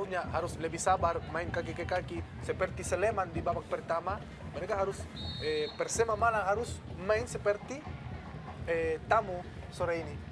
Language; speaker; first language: Indonesian; non-native, fluent; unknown